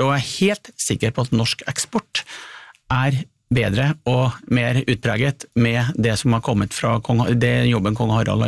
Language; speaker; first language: Norwegian; native; Norwegian